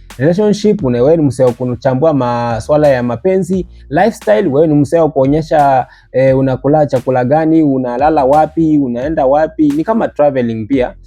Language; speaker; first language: Swahili; non-native, local second language; Luyia